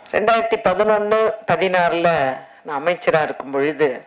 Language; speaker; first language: Tamil; native; Tamil